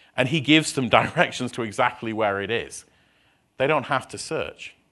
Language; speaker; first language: English; native; English